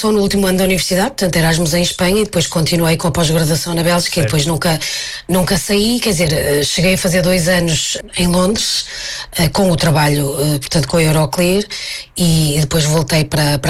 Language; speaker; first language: Portuguese; native; Portuguese